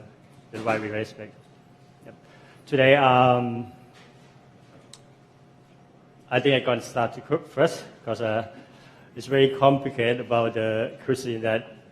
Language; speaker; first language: English; non-native, fluent; Thai